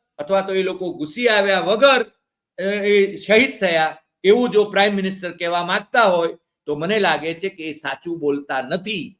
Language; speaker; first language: Gujarati; native; Gujarati